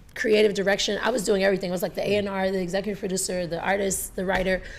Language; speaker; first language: English; native; English